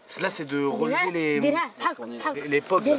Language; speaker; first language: French; native; French